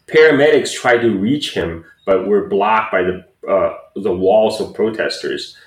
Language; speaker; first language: English; non-native, fluent; Chinese